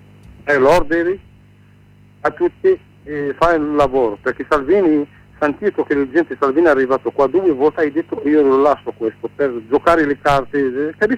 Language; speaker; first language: Italian; non-native, learner; Arabic